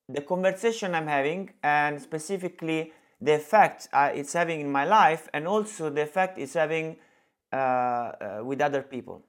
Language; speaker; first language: English; non-native, fluent; Italian